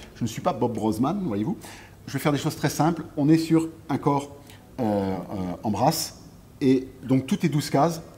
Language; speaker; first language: French; native; French